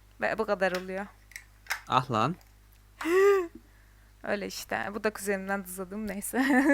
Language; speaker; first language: Turkish; native; Turkish